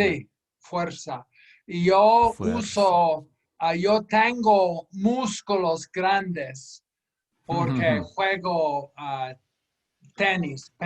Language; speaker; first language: Spanish; non-native, fluent; English